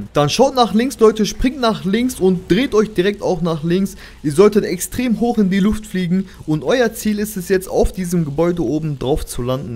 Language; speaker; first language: German; native; German